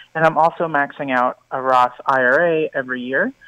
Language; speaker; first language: English; native; English